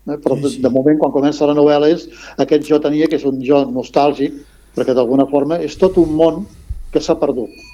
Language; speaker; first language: Catalan; non-native, local second language; Spanish